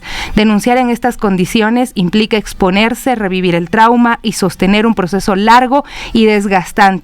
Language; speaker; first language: Spanish; native; Spanish